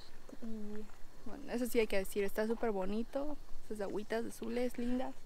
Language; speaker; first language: Spanish; native; Spanish